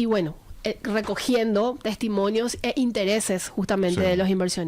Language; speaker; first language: Spanish; native; Spanish